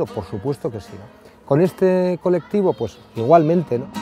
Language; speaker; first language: Spanish; native; Spanish